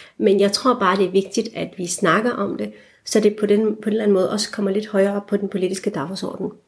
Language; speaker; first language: Danish; early bilingual, other home language; Turkish